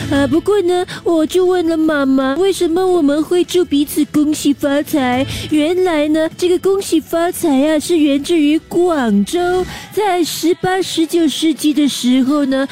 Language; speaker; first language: Chinese; native; Chinese